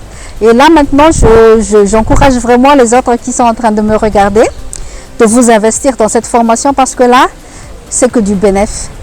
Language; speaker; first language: French; non-native, local second language; Malagasy